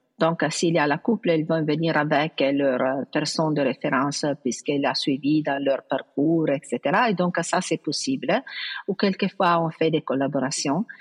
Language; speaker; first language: French; non-native, fluent; Italian